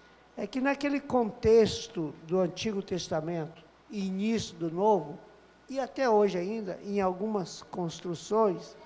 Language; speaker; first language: Portuguese; native; Portuguese